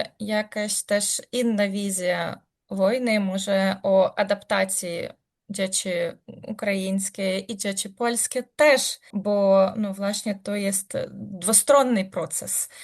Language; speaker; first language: Polish; non-native, learner; Ukrainian